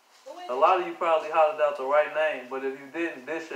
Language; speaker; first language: English; native; English